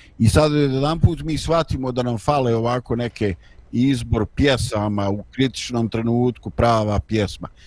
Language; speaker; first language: Bosnian; native; Bosnian